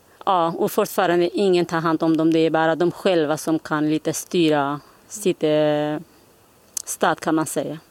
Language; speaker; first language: Swedish; non-native, learner; Kurdish